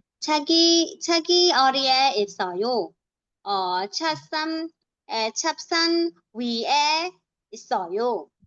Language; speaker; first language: Korean; non-native, learner; Burmese